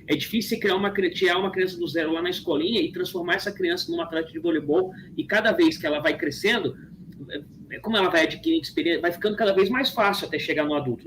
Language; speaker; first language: Portuguese; native; Portuguese